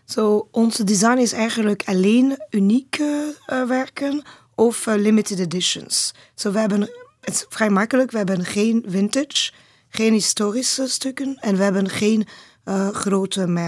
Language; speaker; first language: Dutch; non-native, learner; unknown